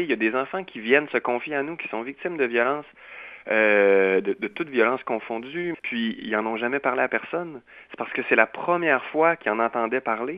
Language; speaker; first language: French; native; French